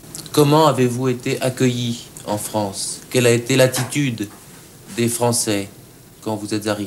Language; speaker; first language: French; native; French